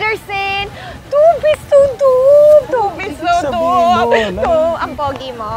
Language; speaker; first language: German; non-native, learner; Filipino